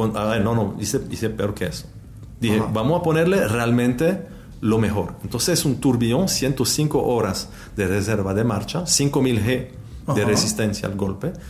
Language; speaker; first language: Spanish; non-native, fluent; French